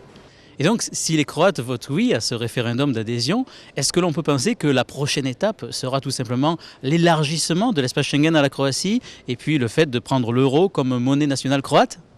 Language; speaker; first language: French; native; French